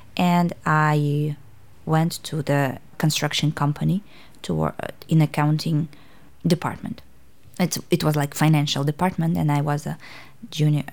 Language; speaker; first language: English; non-native, fluent; Uzbek